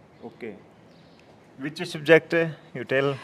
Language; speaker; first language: English; non-native, learner; Hindi